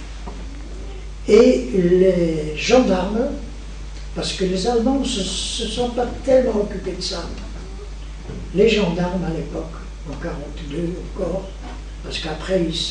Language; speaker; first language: French; native; French